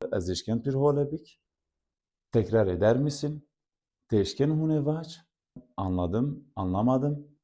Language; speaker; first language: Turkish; non-native, local second language; Zaza